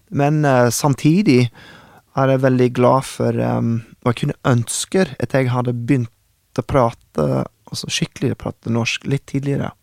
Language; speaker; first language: Norwegian; non-native, fluent; English